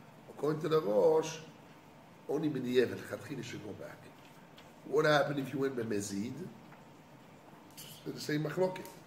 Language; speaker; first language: English; non-native, fluent; Hebrew